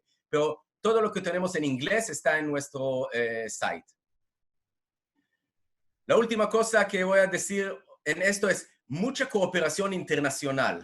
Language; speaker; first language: Spanish; non-native, fluent; Hebrew